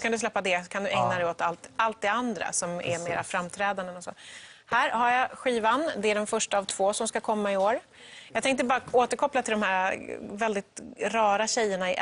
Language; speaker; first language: Swedish; native; Swedish